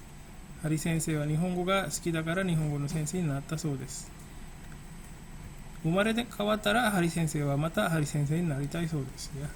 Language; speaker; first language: Japanese; non-native, fluent; Indonesian